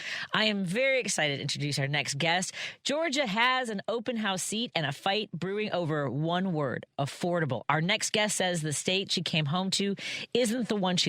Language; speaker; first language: English; native; English